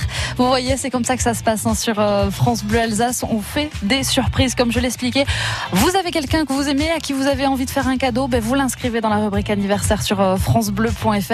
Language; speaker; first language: French; native; French